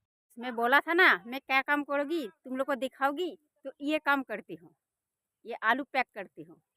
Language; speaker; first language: Hindi; non-native, local second language; Bangla